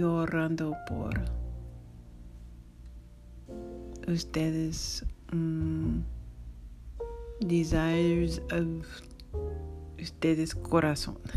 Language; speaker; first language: Spanish; non-native, learner; English